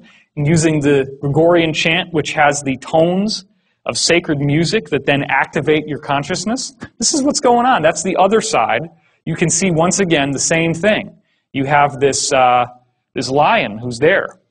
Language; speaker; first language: English; native; English